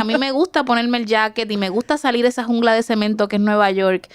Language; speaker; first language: Spanish; native; Spanish